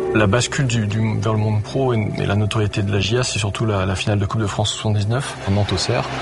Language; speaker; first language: French; native; French